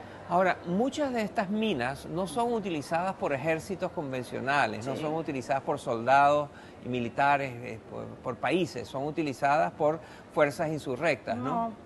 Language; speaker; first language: Spanish; native; Spanish